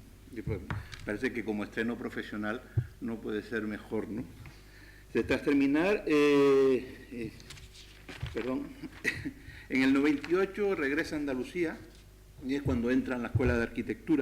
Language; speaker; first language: Spanish; native; Spanish